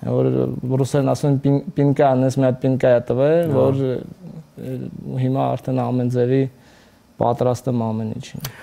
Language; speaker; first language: Armenian; early bilingual, heritage; Armenian